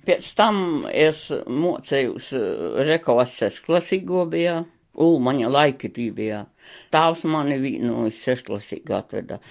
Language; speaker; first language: Latvian; native; Latvian